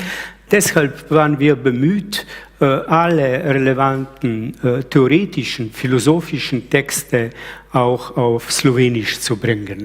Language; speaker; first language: German; early bilingual, other home language; Slovenian